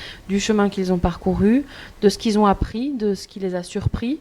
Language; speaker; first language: French; native; French